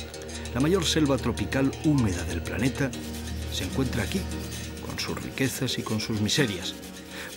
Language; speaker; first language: Spanish; native; Spanish